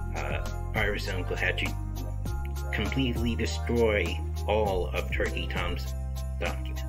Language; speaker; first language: English; native; English